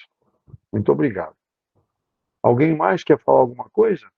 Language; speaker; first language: Portuguese; native; Portuguese